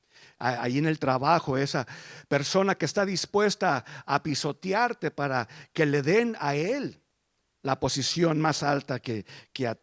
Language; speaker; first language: Spanish; early bilingual, heritage; Spanish